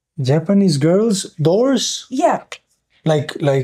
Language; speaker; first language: English; non-native, fluent; Spanish